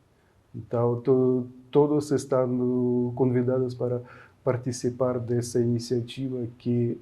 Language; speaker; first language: Portuguese; non-native, fluent; Ukrainian